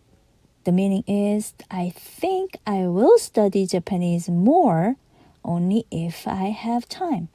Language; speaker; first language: English; non-native, fluent; Japanese